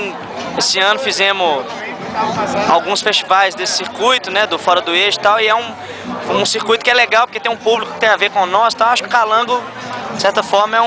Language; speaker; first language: Portuguese; native; Portuguese